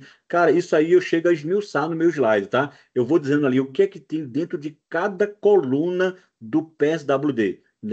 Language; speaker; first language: Portuguese; native; Portuguese